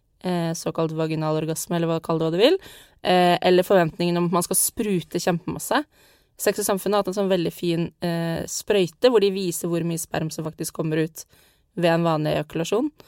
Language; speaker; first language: Norwegian; native; Norwegian